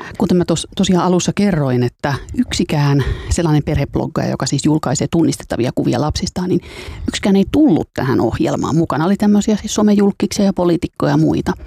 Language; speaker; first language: Finnish; native; Finnish